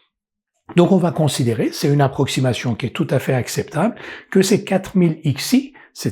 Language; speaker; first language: French; native; French